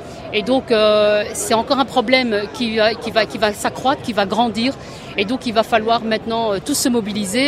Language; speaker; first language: French; native; French